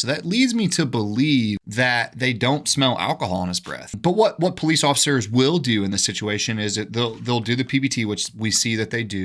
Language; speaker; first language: English; native; English